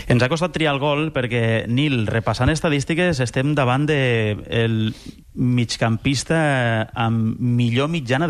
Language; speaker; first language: Catalan; native; Catalan